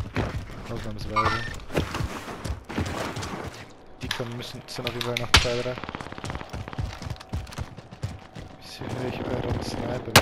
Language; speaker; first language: German; native; German